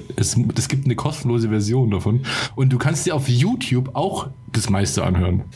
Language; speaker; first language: German; early bilingual, other home language; Polish